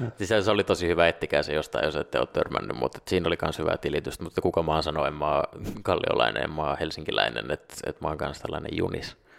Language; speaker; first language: Finnish; non-native, local second language; Swedish